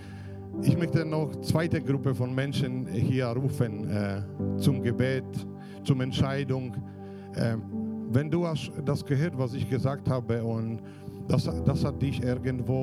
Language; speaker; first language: German; non-native, fluent; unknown